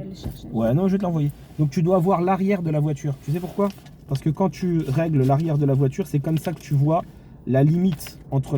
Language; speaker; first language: French; native; French